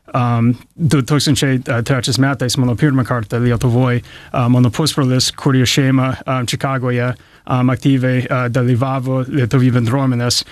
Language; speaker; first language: Lithuanian; early bilingual, heritage; English